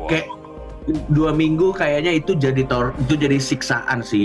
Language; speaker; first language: Indonesian; native; Indonesian